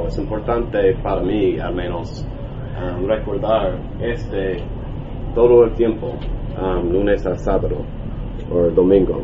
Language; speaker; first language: Spanish; non-native, learner; English